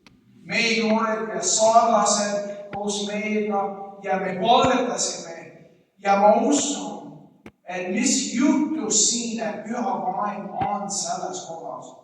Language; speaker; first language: Estonian; non-native, fluent; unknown